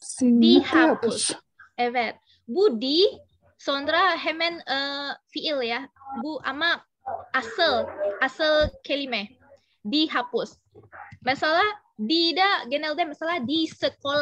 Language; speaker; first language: Turkish; non-native, learner; Indonesian